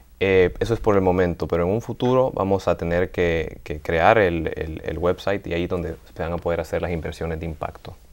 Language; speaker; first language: Spanish; native; Spanish